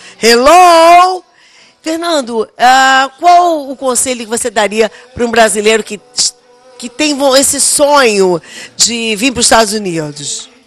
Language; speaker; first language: Portuguese; native; Portuguese